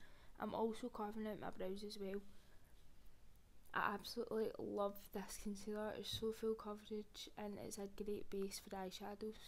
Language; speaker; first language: English; native; English